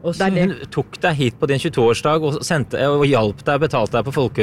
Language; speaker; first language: Norwegian; native; Norwegian